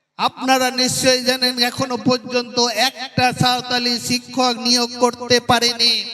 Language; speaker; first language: Bangla; non-native, local second language; Santali